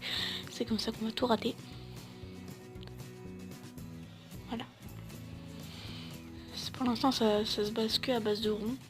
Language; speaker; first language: French; native; French